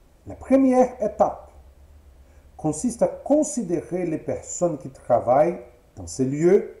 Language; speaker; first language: French; non-native, fluent; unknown